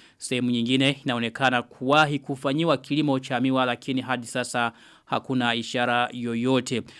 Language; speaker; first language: Swahili; non-native, local second language; Rundi